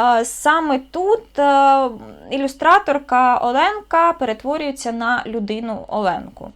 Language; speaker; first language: Ukrainian; non-native, local second language; Russian